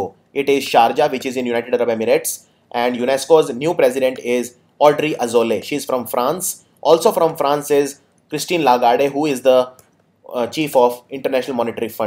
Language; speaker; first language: English; non-native, local second language; Hindi